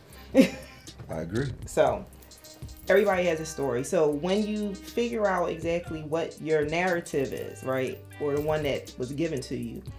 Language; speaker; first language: English; native; English